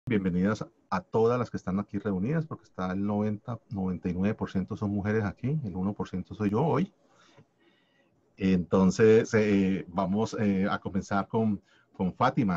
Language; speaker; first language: Spanish; native; Spanish